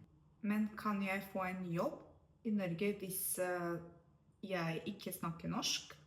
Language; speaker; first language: Norwegian; non-native, learner; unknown